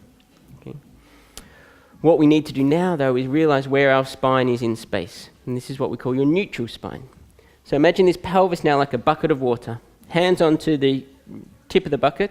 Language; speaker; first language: English; native; English